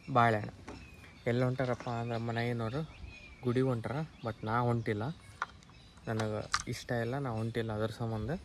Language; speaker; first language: Kannada; native; Kannada